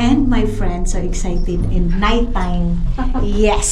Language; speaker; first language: English; non-native, learner; Filipino